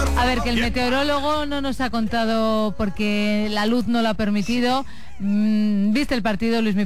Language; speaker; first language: Spanish; native; Spanish